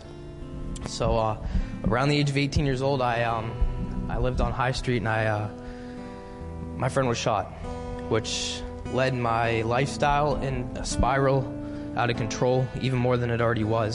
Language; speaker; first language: English; native; English